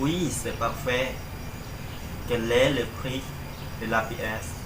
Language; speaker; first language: French; non-native, learner; Lao